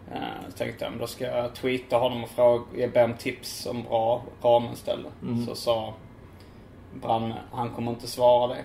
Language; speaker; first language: Swedish; native; Swedish